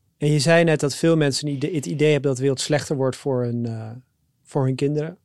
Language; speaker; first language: Dutch; native; Dutch